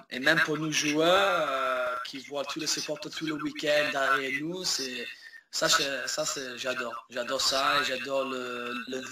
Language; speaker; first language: French; early bilingual, heritage; English